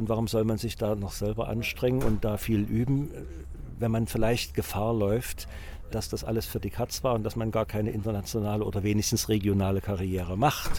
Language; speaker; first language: German; native; German